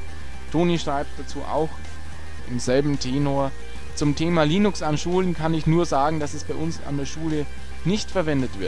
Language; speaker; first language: German; native; German